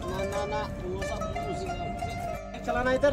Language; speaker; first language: Hindi; non-native, local second language; Bangla